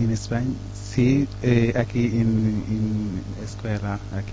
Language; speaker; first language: Spanish; non-native, learner; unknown